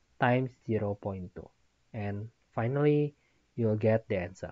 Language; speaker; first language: English; non-native, fluent; Indonesian